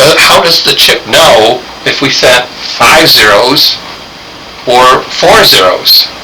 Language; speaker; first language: English; native; English